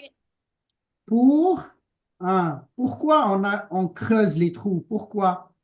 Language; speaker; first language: French; non-native, local second language; Arabic